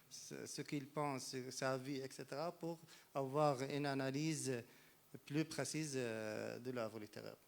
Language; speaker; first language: French; non-native, fluent; Arabic